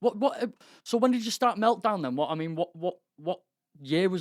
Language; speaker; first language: English; native; English